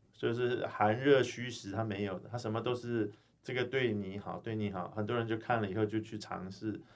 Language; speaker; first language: Chinese; early bilingual, heritage; Chinese